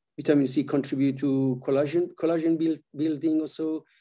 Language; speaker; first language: English; non-native, fluent; Persian